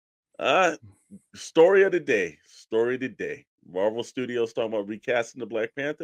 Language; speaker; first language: English; native; English